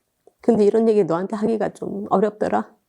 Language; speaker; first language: Korean; native; Korean